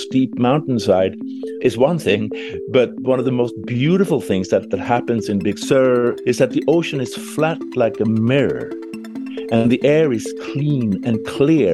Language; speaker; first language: English; non-native, fluent; Swedish